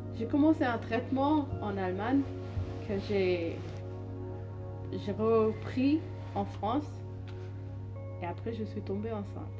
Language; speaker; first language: French; non-native, learner; Hindi